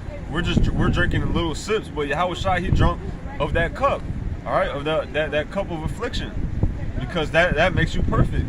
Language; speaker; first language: English; native; English